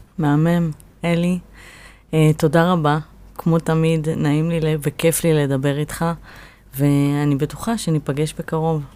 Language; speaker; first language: Hebrew; native; Hebrew